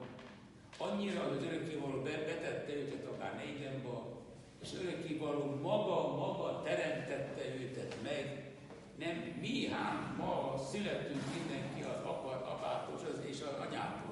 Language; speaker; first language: Hungarian; non-native, local second language; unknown